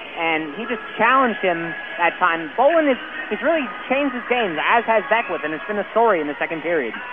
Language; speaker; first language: English; native; English